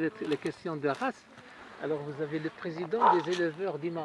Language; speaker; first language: French; native; French